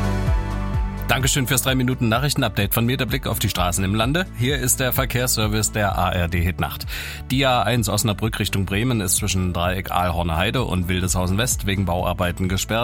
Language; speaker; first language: German; native; German